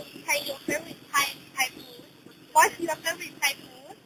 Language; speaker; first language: English; non-native, learner; Thai